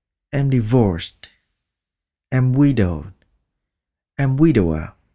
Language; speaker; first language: English; non-native, fluent; Vietnamese